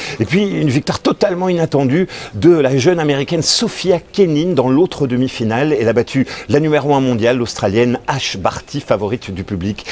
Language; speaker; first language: French; native; French